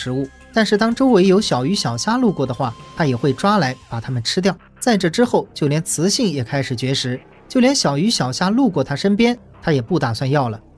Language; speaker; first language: Chinese; native; Chinese